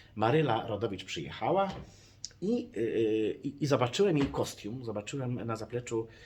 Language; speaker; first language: Polish; native; Polish